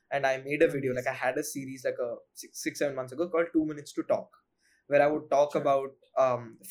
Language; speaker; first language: English; non-native, local second language; Hindi